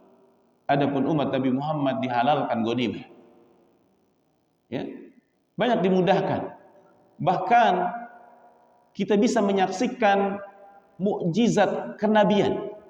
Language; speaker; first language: Indonesian; native; Indonesian